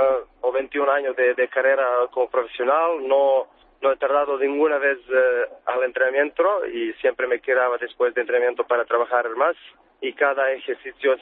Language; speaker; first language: Spanish; non-native, fluent; Serbian